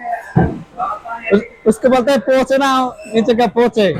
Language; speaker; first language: Hindi; non-native, learner; Bangla